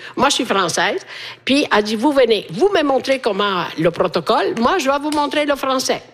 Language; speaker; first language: French; non-native, fluent; Italian